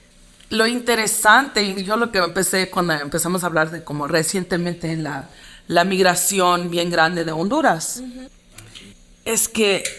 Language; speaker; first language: Spanish; early bilingual, heritage; Spanish